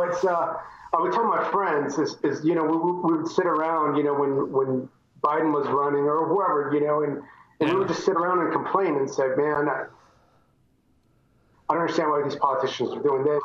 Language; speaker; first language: English; native; English